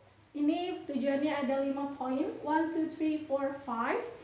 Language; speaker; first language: Indonesian; non-native, local second language; Sundanese